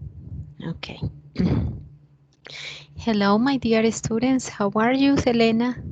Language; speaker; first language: English; non-native, learner; Spanish